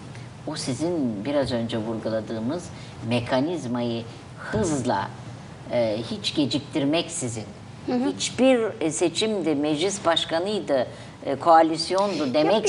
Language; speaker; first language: Turkish; native; Turkish